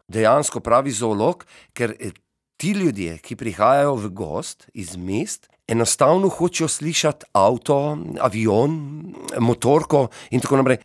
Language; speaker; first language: Slovenian; native; Slovenian